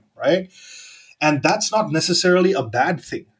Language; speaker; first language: English; non-native, local second language; Gujarati